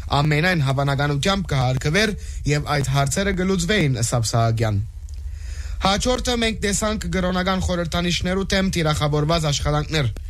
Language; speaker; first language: Armenian; early bilingual, heritage; Armenian